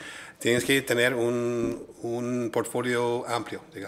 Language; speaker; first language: Spanish; non-native, fluent; English